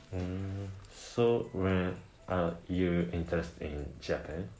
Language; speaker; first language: English; non-native, learner; Japanese